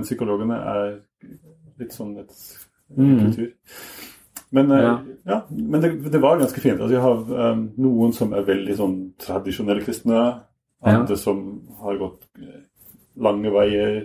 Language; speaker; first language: Norwegian; non-native, fluent; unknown